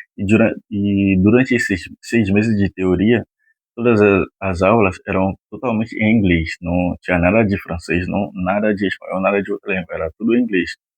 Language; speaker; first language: Portuguese; non-native, fluent; Haitian Creole